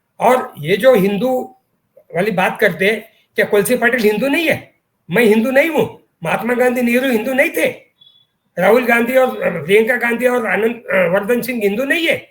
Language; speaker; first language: Hindi; non-native, local second language; Marathi